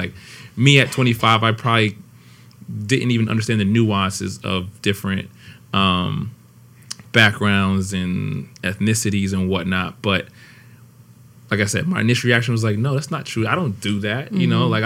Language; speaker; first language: English; native; English